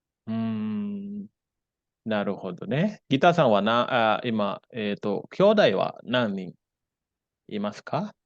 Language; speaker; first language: Japanese; non-native, fluent; Indonesian